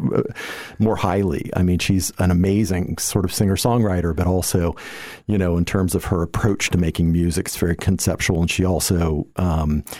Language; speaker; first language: English; native; English